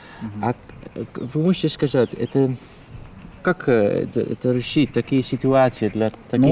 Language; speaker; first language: Russian; non-native, learner; Dutch